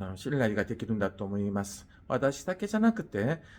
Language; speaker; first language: Japanese; non-native, fluent; Korean